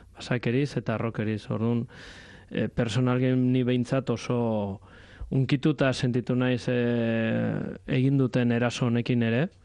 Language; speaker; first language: Basque; native; Basque